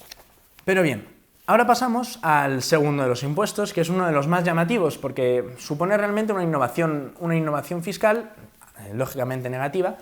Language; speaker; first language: Spanish; native; Spanish